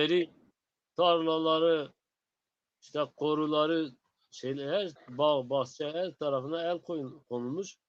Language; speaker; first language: Turkish; non-native, local second language; Zaza